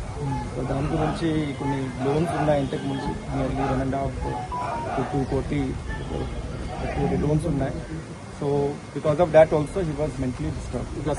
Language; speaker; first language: Telugu; non-native, local second language; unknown